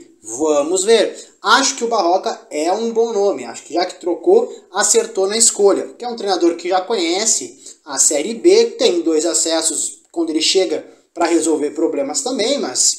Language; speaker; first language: Portuguese; native; Portuguese